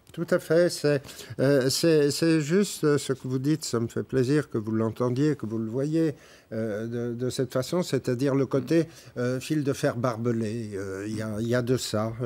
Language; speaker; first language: French; native; French